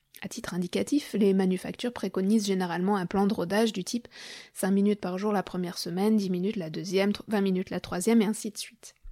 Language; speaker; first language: French; native; French